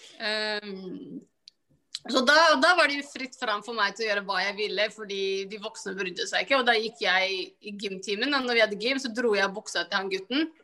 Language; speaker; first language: Norwegian; early bilingual, other home language; Somali